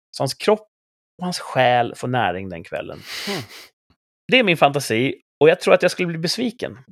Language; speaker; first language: Swedish; native; Swedish